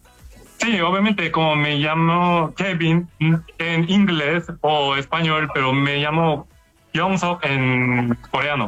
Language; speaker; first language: Spanish; non-native, fluent; Korean